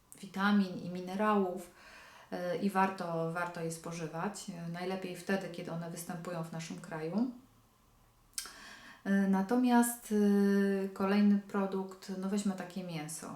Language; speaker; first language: Polish; native; Polish